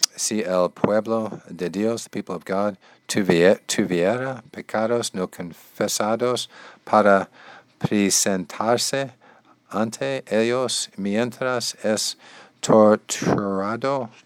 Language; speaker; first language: Spanish; non-native, learner; English